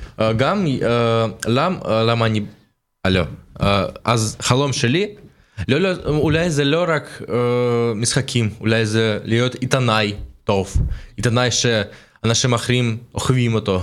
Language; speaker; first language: Hebrew; non-native, learner; Russian